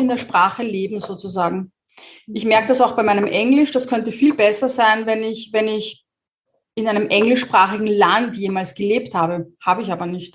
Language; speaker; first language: German; native; German